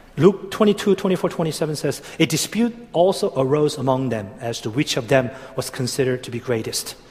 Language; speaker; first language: English; non-native, fluent; Korean